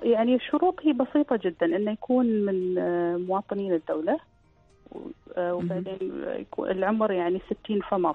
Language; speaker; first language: Arabic; native; Arabic